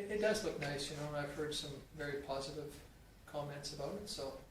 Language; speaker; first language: English; native; English